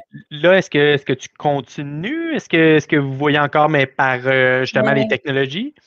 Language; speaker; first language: French; native; French